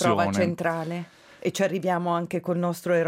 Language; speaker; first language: Italian; native; Italian